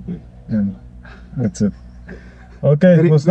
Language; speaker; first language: English; non-native, fluent; Polish